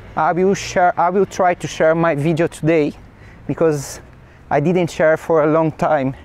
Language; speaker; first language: English; non-native, learner; Portuguese